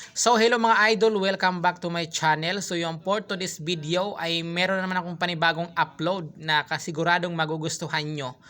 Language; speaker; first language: Filipino; non-native, local second language; Cebuano